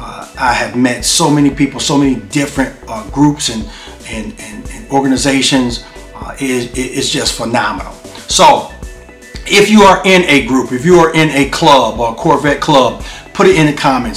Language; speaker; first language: English; native; English